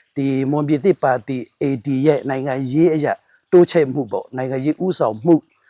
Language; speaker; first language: Burmese; non-native, local second language; Mon